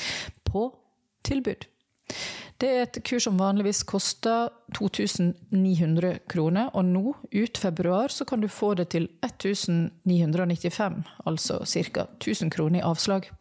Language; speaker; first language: Norwegian; native; Norwegian